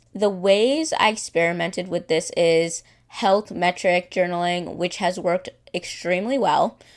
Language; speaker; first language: English; native; English